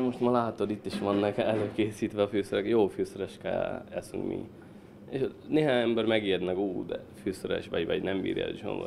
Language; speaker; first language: Hungarian; non-native, learner; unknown